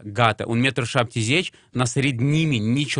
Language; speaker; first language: Romanian; non-native, local second language; Russian